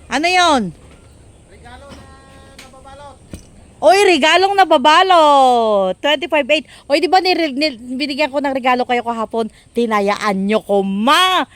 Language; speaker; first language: Filipino; non-native, local second language; Pangasinan